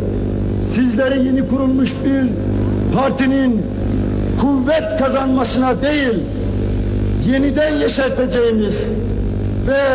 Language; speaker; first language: Turkish; native; Turkish